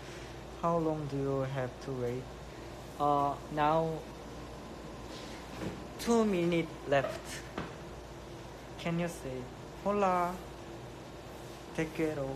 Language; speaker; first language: English; non-native, learner; Korean